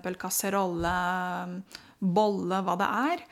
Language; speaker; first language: Norwegian; non-native, fluent; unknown